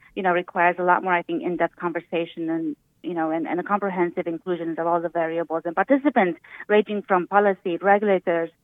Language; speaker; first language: English; early bilingual, other home language; Romanian